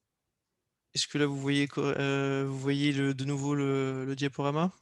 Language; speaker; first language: French; native; French